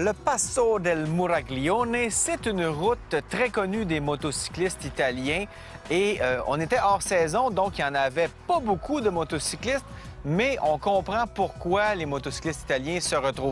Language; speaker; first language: French; native; French